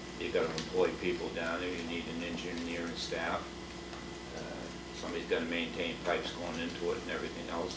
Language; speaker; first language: English; native; English